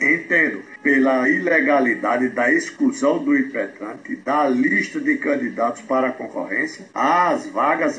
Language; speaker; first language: Portuguese; native; Portuguese